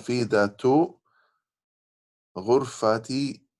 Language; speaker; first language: Arabic; non-native, learner; English